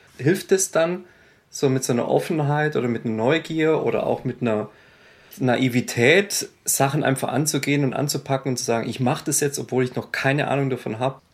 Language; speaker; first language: German; native; German